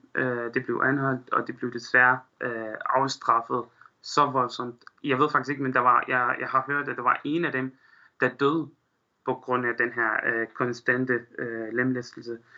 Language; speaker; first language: Danish; non-native, fluent; Arabic